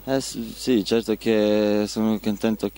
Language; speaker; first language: Italian; non-native, learner; Croatian